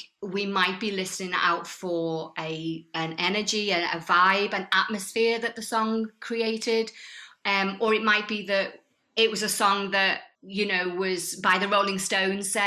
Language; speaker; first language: English; native; English